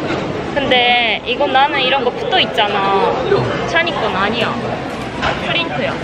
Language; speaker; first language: Korean; non-native, fluent; Japanese